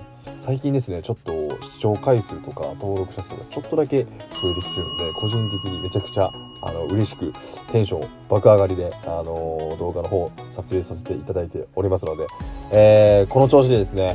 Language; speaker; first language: Japanese; native; Japanese